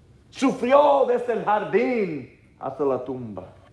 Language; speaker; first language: Spanish; non-native, learner; English